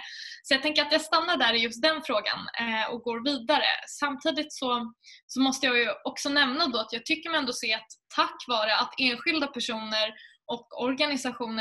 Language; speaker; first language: Swedish; native; Swedish